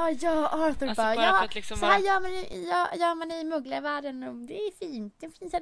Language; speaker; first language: Swedish; native; Swedish